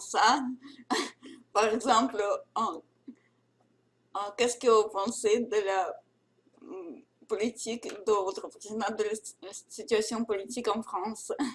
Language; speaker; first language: French; non-native, learner; Russian